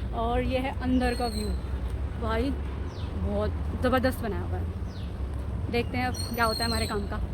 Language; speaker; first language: Hindi; native; Hindi